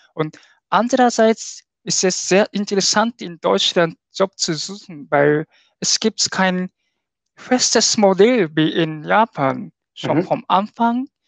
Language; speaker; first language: German; non-native, fluent; Japanese